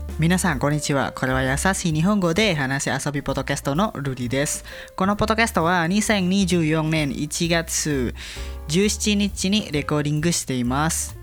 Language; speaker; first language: Japanese; non-native, learner; Indonesian